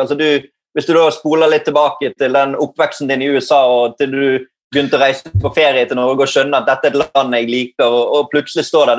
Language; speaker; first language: Norwegian; native; Norwegian